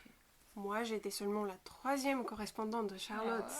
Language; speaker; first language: French; non-native, fluent; Bulgarian